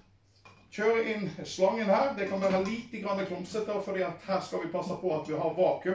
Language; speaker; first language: Norwegian; native; Norwegian